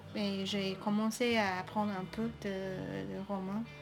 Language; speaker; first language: French; non-native, fluent; English